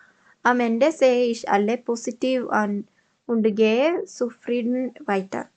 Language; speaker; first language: German; non-native, learner; Malayalam